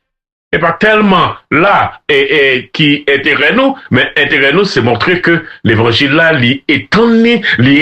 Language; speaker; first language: French; non-native, local second language; Haitian Creole